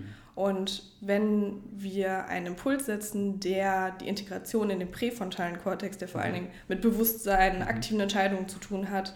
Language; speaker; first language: German; native; German